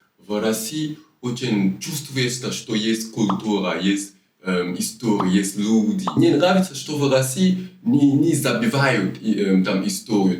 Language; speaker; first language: Russian; non-native, fluent; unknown